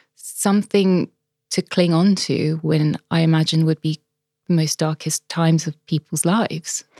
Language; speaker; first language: English; native; English